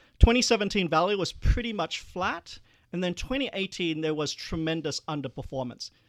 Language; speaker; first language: English; early bilingual, other home language; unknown